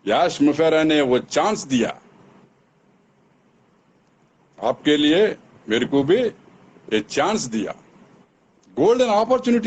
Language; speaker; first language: Hindi; non-native, local second language; Telugu